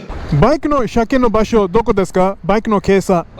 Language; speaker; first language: Japanese; non-native, learner; English